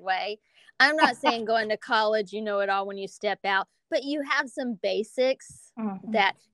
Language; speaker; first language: English; native; English